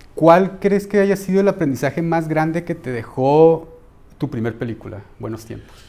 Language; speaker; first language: Spanish; native; Spanish